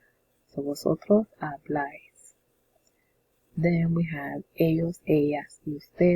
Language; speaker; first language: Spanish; non-native, fluent; English